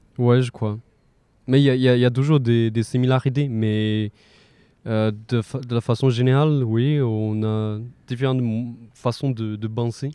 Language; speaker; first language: French; non-native, fluent; Chinese